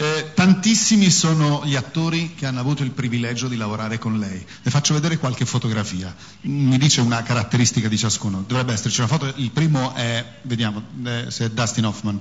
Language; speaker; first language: Italian; native; Italian